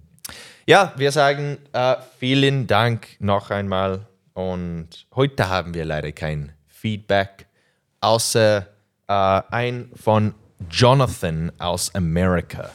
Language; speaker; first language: German; non-native, learner; English